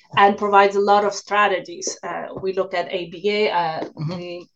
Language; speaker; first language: English; non-native, fluent; Polish